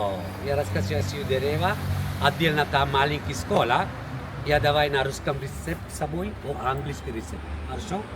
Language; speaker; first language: Russian; non-native, learner; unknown